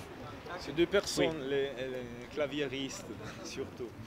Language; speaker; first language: French; non-native, fluent; Italian